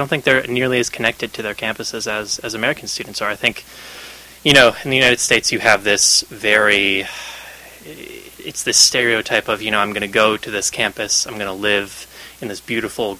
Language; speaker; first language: English; native; English